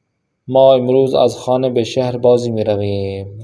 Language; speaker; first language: Persian; non-native, fluent; Urdu